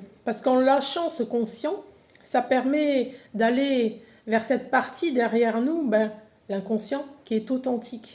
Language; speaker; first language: French; native; French